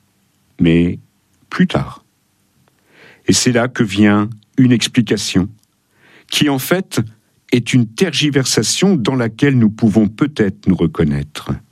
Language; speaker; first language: French; native; French